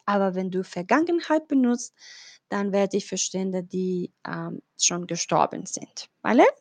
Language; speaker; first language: German; non-native, fluent; Spanish